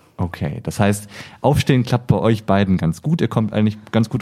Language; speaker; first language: German; native; German